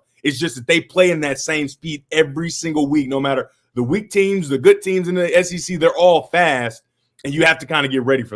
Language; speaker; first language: English; native; English